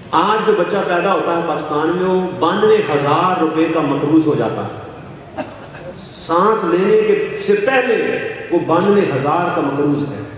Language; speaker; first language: Urdu; non-native, local second language; Punjabi